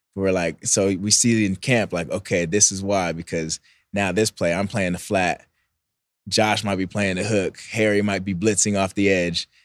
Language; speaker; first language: English; native; English